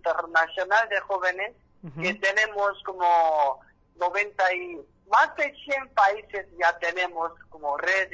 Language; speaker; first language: Spanish; non-native, learner; Korean